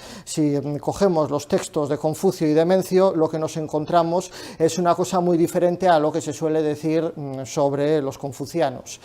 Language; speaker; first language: Spanish; native; Spanish